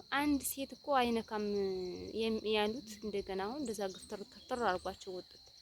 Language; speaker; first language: Amharic; native; Amharic